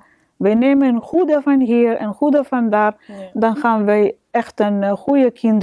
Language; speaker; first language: Dutch; non-native, learner; Arabic